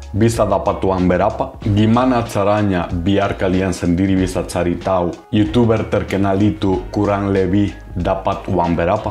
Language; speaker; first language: Indonesian; non-native, fluent; Spanish